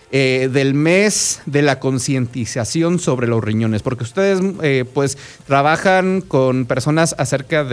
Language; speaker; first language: Spanish; native; Spanish